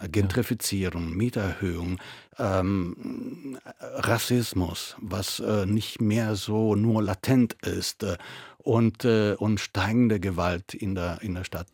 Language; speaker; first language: German; non-native, fluent; Italian